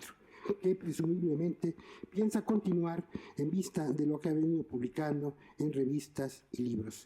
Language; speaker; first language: Spanish; native; Spanish